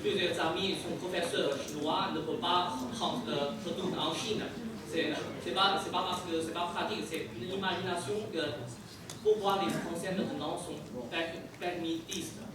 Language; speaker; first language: French; non-native, fluent; Chinese